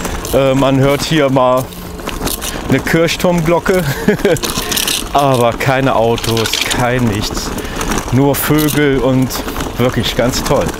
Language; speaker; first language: German; native; German